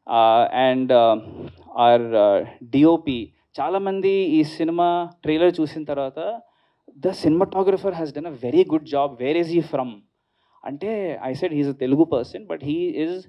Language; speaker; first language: English; non-native, local second language; Telugu